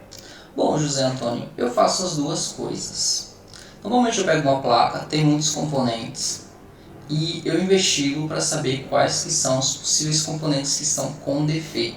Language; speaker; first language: Portuguese; native; Portuguese